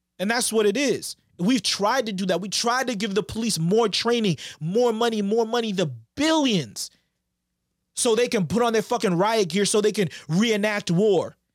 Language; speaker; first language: English; native; English